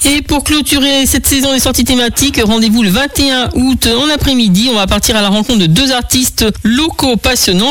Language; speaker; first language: French; native; French